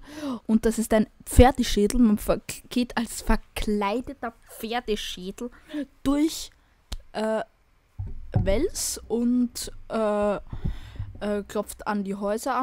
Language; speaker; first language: German; native; German